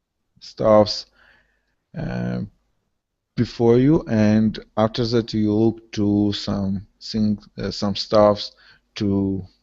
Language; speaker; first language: English; non-native, learner; Russian